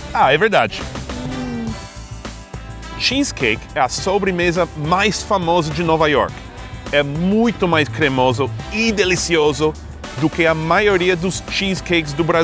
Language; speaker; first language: Portuguese; non-native, fluent; English